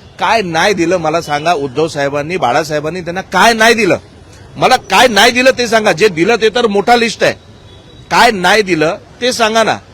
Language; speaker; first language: Marathi; non-native, local second language; Gujarati